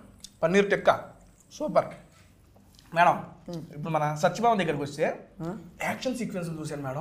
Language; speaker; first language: Telugu; native; Telugu